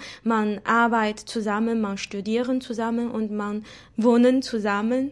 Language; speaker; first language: German; non-native, learner; Chinese